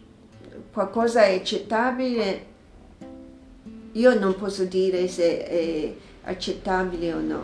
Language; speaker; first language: Italian; non-native, fluent; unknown